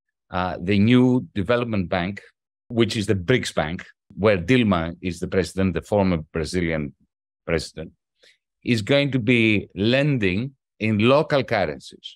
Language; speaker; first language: English; non-native, fluent; Greek